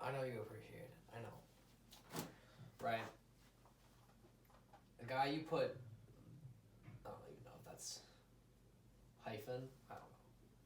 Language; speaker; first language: English; native; English